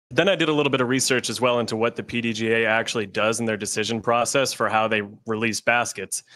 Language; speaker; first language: English; native; English